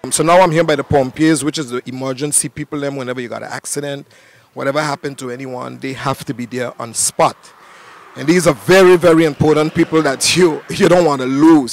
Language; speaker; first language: English; native; English